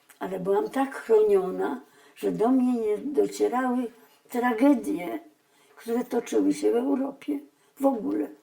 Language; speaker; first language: Polish; early bilingual, other home language; Russian